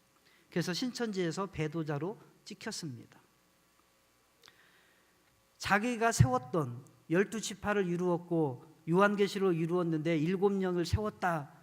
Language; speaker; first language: Korean; native; Korean